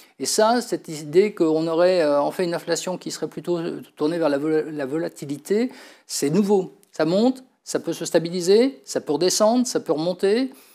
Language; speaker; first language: French; native; French